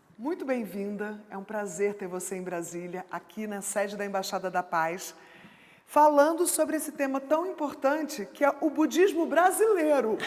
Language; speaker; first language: Portuguese; native; Portuguese